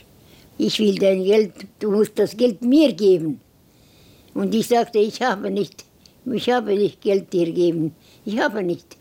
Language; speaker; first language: German; non-native, learner; Estonian